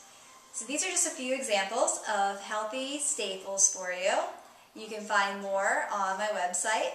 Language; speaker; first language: English; native; English